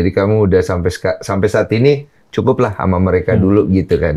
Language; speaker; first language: Indonesian; native; Indonesian